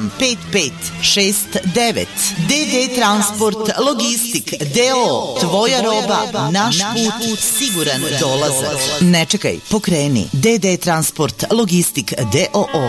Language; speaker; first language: Serbian; native; Serbian